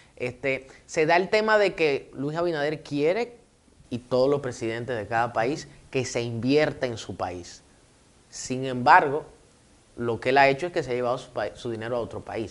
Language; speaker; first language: Spanish; native; Spanish